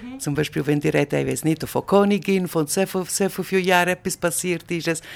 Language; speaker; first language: German; non-native, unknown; Italian